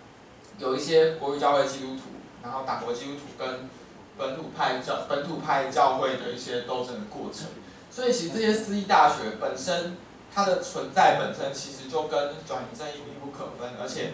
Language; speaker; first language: Chinese; native; Chinese